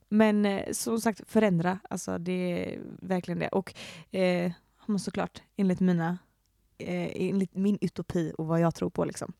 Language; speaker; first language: Swedish; native; Swedish